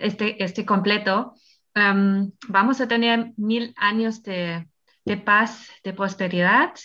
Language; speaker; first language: Spanish; non-native, fluent; German